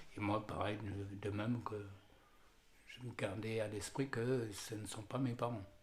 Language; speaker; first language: French; early bilingual, other home language; Amharic